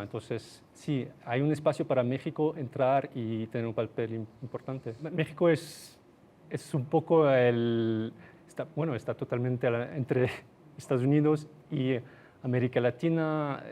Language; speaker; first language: Spanish; non-native, fluent; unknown